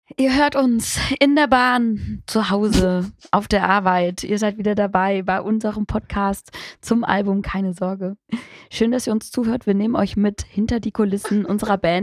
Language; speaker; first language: German; native; German